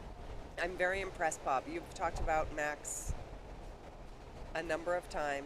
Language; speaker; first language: English; native; English